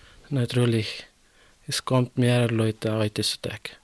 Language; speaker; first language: German; non-native, learner; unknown